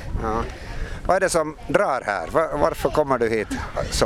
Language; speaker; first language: Swedish; native; Swedish